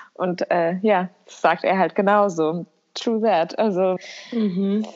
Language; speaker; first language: German; early bilingual, other home language; Albanian